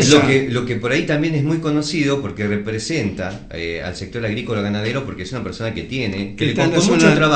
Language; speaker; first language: Spanish; native; Spanish